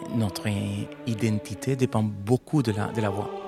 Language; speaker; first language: French; non-native, learner; Spanish